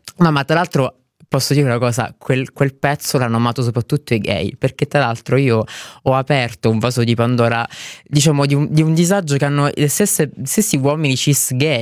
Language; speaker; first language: Italian; native; Italian